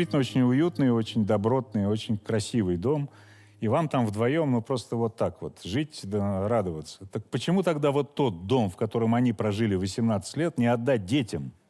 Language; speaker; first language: Russian; native; Russian